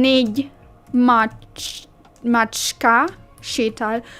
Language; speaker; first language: Hungarian; non-native, learner; English